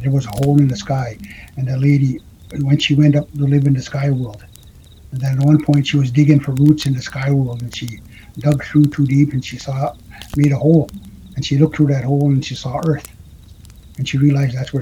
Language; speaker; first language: English; native; English